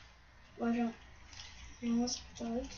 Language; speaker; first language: Russian; non-native, local second language; Ukrainian